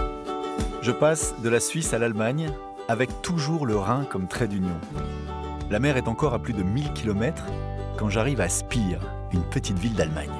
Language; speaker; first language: French; native; French